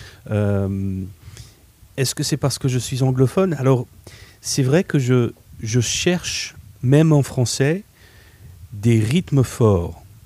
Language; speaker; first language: French; non-native, fluent; English